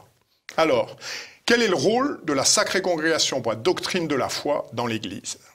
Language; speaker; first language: French; native; French